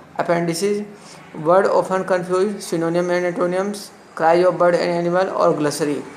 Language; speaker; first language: Hindi; native; Hindi